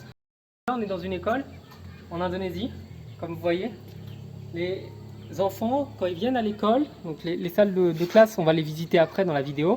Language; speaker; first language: French; native; French